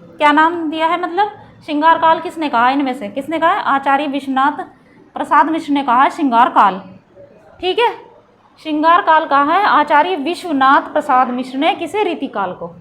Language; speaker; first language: Hindi; native; Hindi